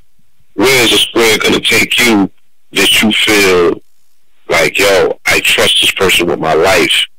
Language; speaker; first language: English; native; English